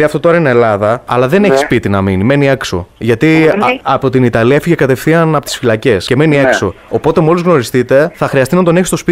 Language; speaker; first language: Greek; native; Greek